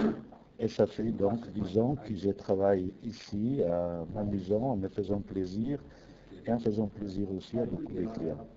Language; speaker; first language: French; non-native, fluent; Italian